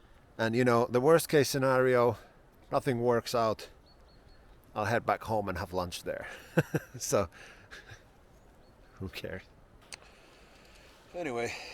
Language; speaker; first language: English; non-native, fluent; Finnish